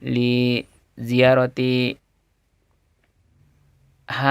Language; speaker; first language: Arabic; non-native, learner; Indonesian